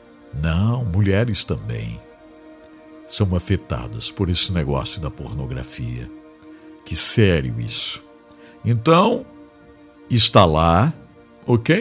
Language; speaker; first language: Portuguese; native; Portuguese